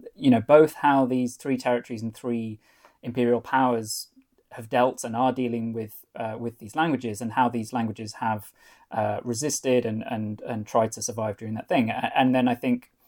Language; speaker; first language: English; non-native, local second language; Welsh